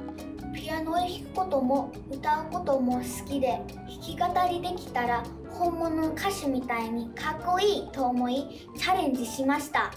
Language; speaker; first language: Japanese; early bilingual, other home language; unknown